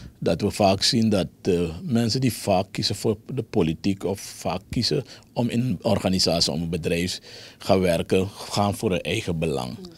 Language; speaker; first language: Dutch; native; Dutch